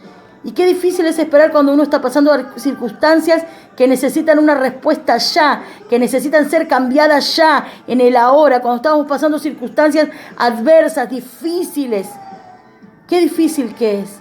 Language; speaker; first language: Spanish; native; Spanish